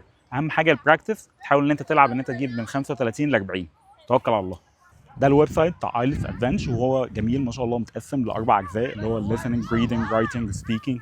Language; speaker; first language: Arabic; native; Arabic